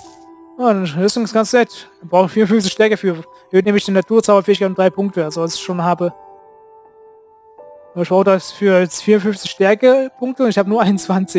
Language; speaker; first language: German; native; German